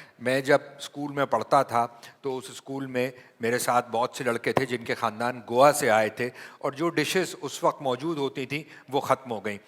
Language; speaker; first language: Urdu; native; Urdu